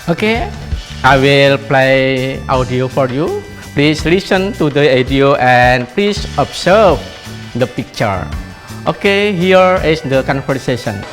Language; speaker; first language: English; non-native, fluent; Indonesian